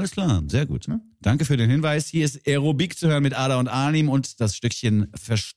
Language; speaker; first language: German; native; German